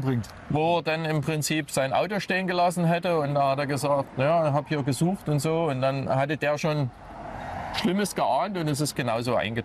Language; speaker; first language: German; native; German